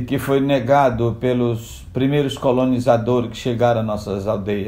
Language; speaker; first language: Portuguese; non-native, local second language; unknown